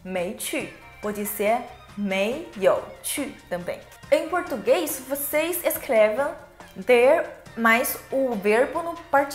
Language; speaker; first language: Portuguese; non-native, fluent; Chinese